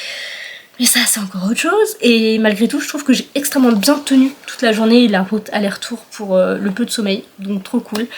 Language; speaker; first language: French; native; French